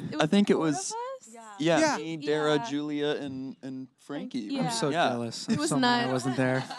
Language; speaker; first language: English; native; English